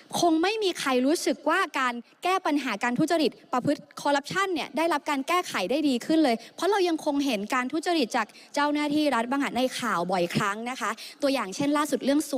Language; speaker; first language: Thai; native; Thai